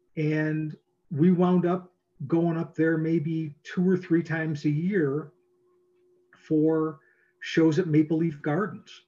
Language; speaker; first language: English; native; English